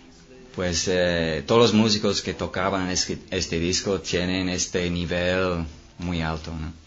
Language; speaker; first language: Spanish; non-native, fluent; English